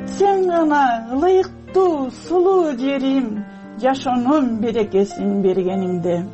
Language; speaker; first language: Kyrgyz; non-native, local second language; Russian